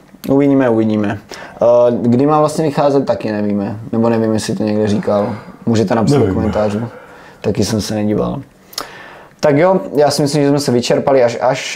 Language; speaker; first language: Czech; native; Czech